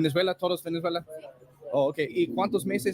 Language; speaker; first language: Spanish; non-native, learner; English